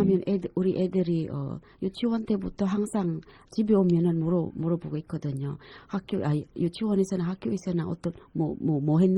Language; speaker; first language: Korean; non-native, fluent; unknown